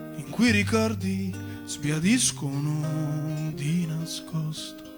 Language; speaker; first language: Italian; non-native, local second language; Sicilian